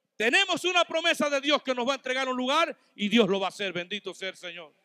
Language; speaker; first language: Spanish; native; Spanish